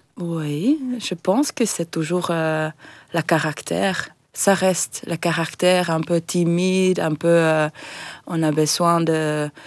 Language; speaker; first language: French; non-native, learner; Finnish